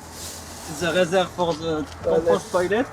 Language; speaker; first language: English; non-native, learner; French